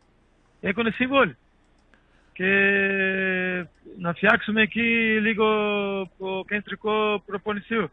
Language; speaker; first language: Greek; non-native, learner; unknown